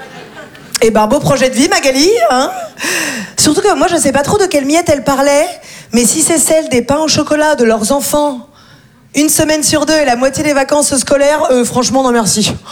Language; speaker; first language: French; native; French